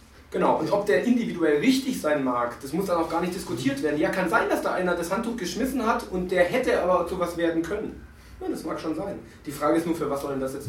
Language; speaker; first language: German; native; German